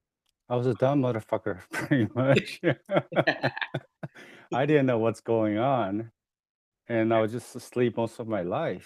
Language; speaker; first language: English; non-native, fluent; Chinese